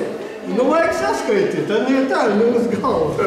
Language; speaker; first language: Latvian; non-native, local second language; Russian